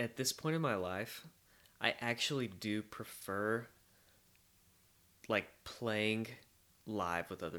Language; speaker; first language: English; native; English